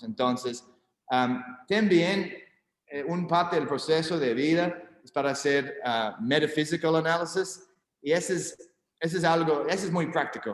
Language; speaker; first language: Spanish; non-native, learner; English